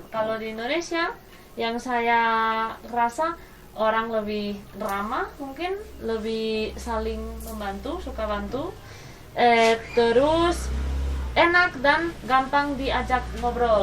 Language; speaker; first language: Indonesian; non-native, fluent; Spanish